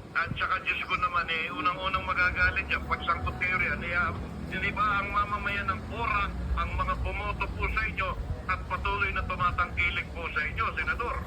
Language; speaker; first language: Filipino; native; Filipino